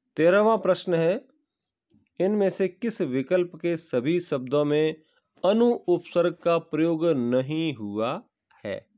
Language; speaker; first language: Hindi; native; Hindi